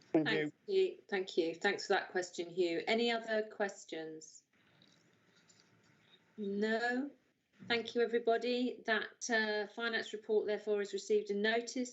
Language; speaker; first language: English; native; English